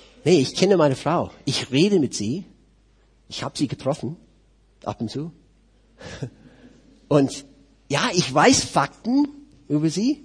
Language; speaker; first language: German; non-native, fluent; English